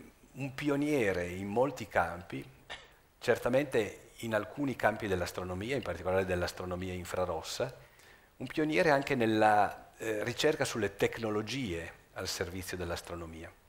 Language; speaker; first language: Italian; native; Italian